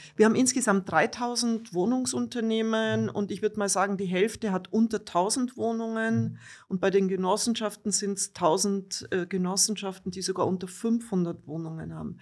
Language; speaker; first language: German; native; German